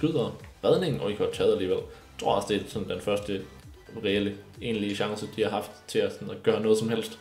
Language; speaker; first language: Danish; native; Danish